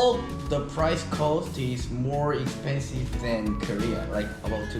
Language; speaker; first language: English; non-native, learner; Korean